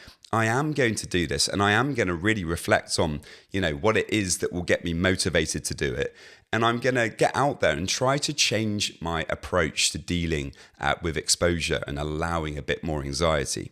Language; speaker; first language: English; native; English